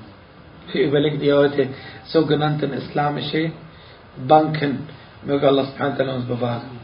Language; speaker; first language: German; non-native, fluent; Arabic